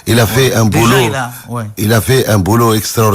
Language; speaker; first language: French; non-native, local second language; Arabic